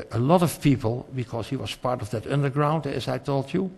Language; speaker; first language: English; non-native, fluent; Dutch